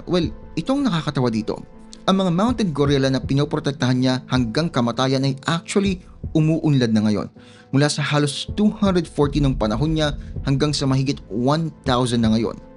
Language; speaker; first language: Filipino; native; Filipino